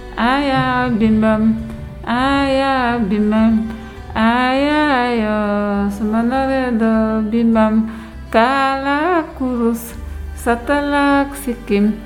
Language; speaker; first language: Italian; non-native, learner; Wolof